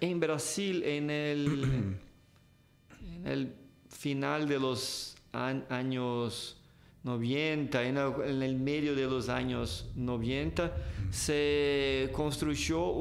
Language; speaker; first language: Spanish; non-native, fluent; Portuguese